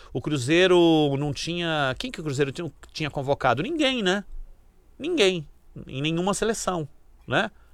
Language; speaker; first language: Portuguese; native; Portuguese